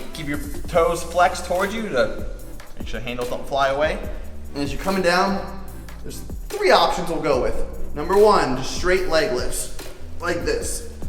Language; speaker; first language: English; native; English